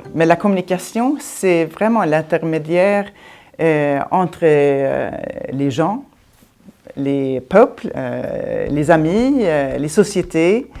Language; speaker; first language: French; non-native, fluent; Swedish